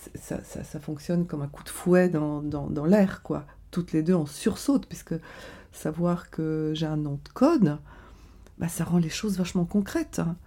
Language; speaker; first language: French; non-native, fluent; Bulgarian